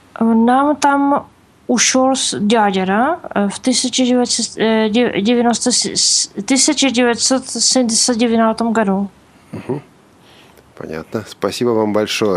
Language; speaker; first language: Russian; non-native, learner; Czech